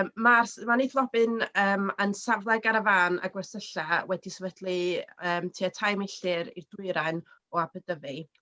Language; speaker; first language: Welsh; native; Welsh